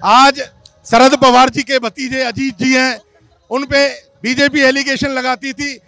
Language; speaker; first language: Hindi; native; Hindi